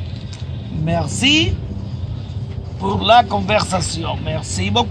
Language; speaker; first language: French; non-native, fluent; Spanish